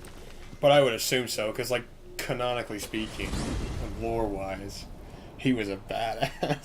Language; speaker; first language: English; native; English